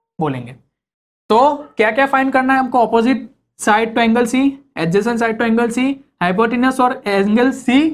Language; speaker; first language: Hindi; native; Hindi